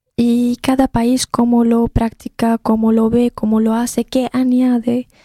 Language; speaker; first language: Spanish; non-native, fluent; Arabic